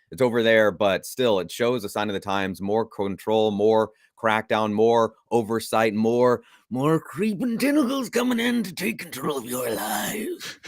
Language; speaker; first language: English; native; English